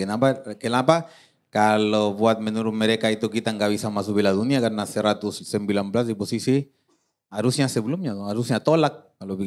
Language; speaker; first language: Indonesian; non-native, fluent; Spanish